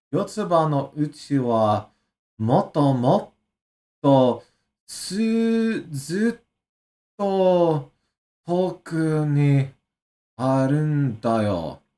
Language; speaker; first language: Japanese; non-native, learner; English